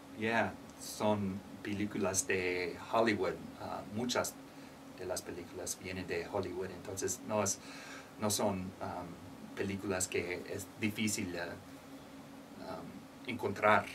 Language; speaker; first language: Spanish; non-native, learner; English